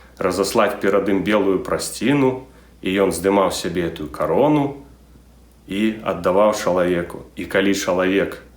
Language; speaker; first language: Belarusian; native; Belarusian